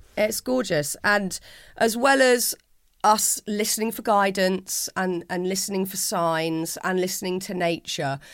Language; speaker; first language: English; native; English